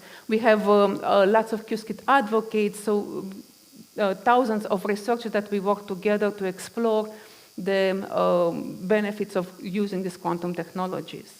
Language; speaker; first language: English; non-native, fluent; Romanian